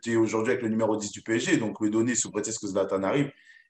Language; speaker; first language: French; native; French